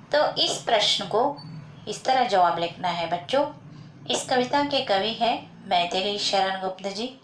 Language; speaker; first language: Hindi; non-native, local second language; Kannada